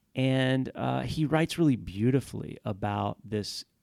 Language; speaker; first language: English; native; English